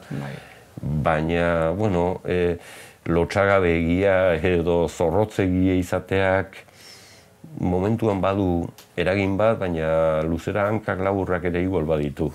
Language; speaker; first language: Basque; native; Basque